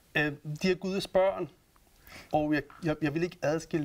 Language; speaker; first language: Danish; non-native, fluent; Persian